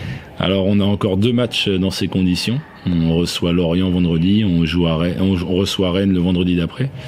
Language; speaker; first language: French; native; French